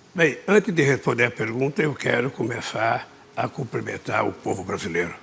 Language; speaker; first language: Portuguese; native; Portuguese